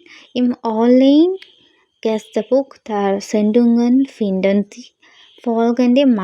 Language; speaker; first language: German; non-native, learner; Malayalam